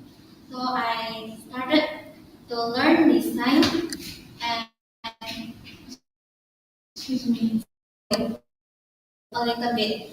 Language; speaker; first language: English; non-native, learner; Indonesian